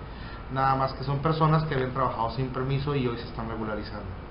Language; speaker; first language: Spanish; native; Spanish